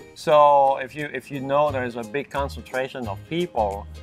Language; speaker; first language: English; non-native, fluent; French